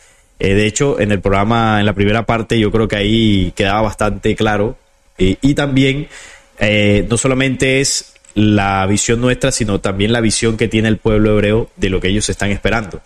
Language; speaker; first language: Spanish; native; Spanish